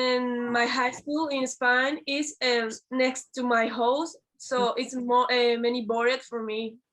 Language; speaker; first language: English; non-native, learner; Spanish